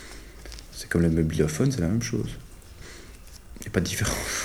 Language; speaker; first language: French; native; French